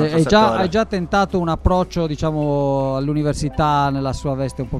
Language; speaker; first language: Italian; native; Italian